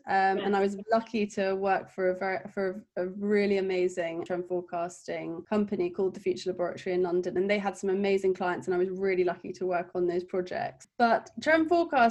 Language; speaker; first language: English; native; English